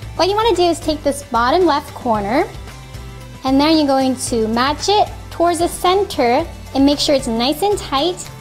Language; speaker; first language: English; early bilingual, other home language; Japanese